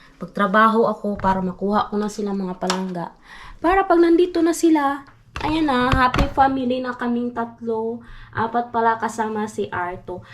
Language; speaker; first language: Filipino; non-native, local second language; Cebuano